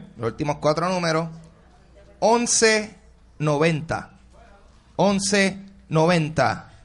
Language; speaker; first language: Spanish; native; Spanish